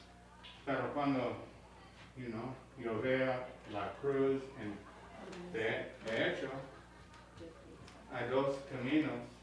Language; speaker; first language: Spanish; non-native, learner; English